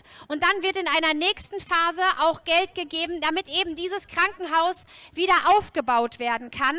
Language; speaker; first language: German; native; German